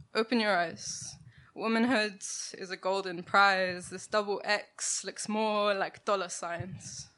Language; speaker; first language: English; native; English